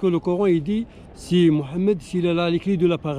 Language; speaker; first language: French; non-native, learner; Arabic